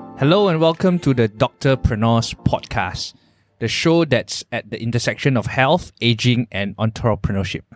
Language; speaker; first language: English; non-native, local second language; Chinese